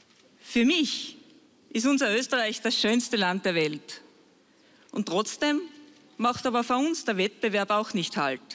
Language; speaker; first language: German; native; German